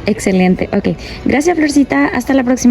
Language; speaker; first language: Spanish; native; Spanish